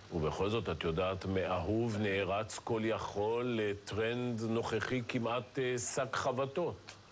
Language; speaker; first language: Hebrew; native; Hebrew